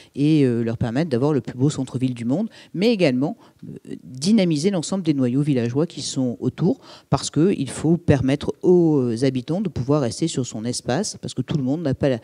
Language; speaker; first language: French; native; French